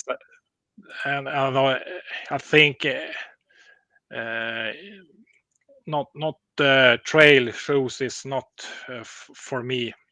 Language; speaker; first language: English; non-native, learner; Swedish